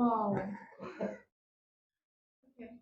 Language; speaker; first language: English; non-native, learner; Indonesian